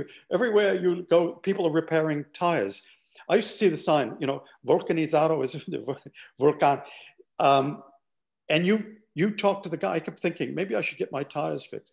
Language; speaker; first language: English; native; English